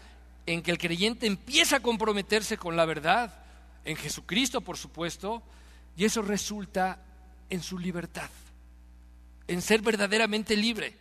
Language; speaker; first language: Spanish; native; Spanish